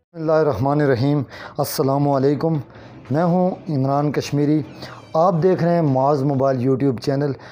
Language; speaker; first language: Urdu; non-native, local second language; Kashmiri